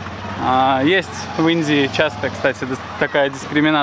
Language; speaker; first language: Russian; native; Russian